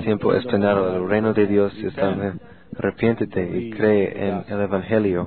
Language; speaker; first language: Spanish; non-native, learner; English